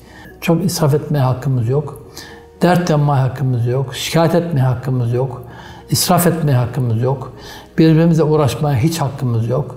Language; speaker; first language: Turkish; native; Turkish